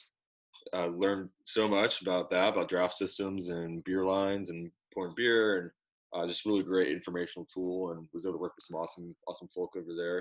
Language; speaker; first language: English; native; English